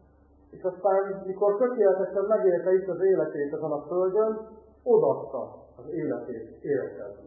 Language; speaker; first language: Hungarian; native; Hungarian